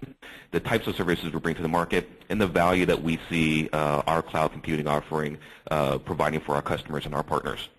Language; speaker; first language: English; native; English